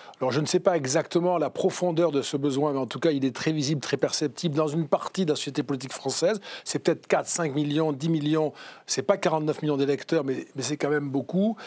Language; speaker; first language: French; native; French